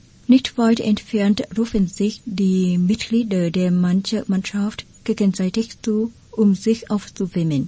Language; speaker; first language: German; non-native, fluent; Vietnamese